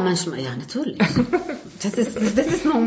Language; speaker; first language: German; non-native, learner; Arabic